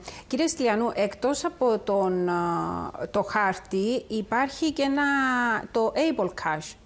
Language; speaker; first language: Greek; native; Greek